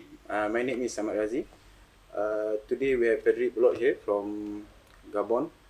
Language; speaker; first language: English; non-native, local second language; Malay